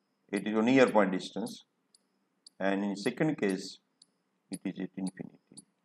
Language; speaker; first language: English; non-native, local second language; Gujarati